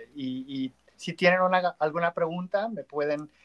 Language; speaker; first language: Spanish; early bilingual, other home language; English